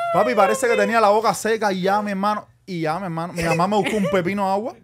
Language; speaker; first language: Spanish; native; Spanish